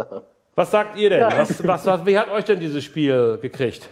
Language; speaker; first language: German; native; German